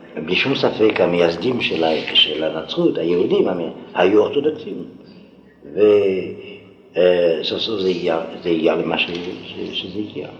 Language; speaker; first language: Hebrew; non-native, fluent; French